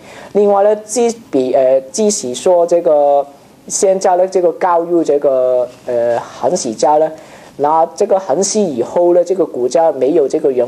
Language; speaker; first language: Chinese; non-native, local second language; Cantonese